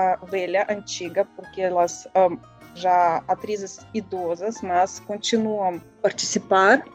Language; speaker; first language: Portuguese; non-native, learner; Russian